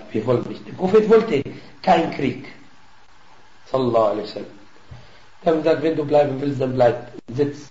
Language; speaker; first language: German; non-native, fluent; Arabic